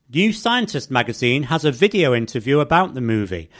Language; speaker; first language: English; native; English